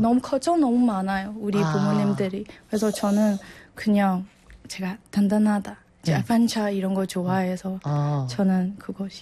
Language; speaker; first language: Korean; non-native, learner; Burmese